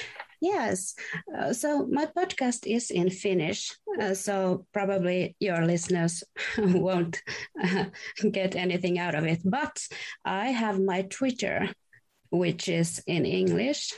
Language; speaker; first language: English; non-native, fluent; Finnish